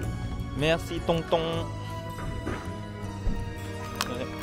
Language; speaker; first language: French; non-native, fluent; Vietnamese